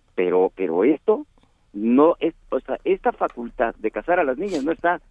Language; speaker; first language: Spanish; native; Spanish